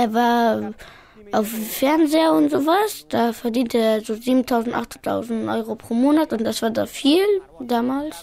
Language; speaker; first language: German; early bilingual, other home language; Pashto